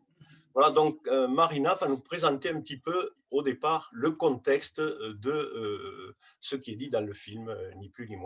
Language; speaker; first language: French; native; French